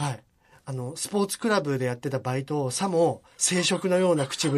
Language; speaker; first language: Japanese; native; Japanese